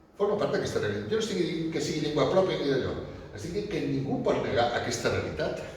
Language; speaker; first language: Catalan; non-native, local second language; Spanish